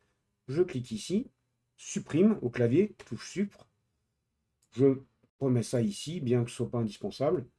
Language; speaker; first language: French; native; French